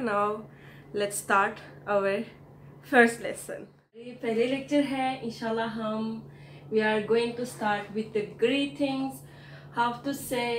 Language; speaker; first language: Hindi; non-native, fluent; Turkish